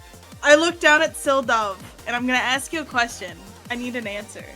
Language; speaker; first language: English; native; English